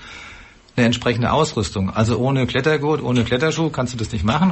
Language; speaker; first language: German; native; German